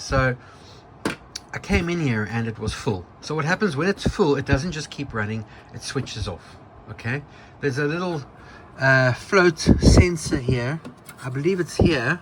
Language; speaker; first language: English; native; English